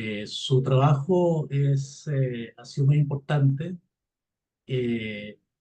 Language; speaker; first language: Spanish; native; Spanish